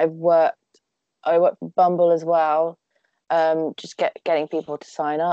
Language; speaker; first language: English; native; English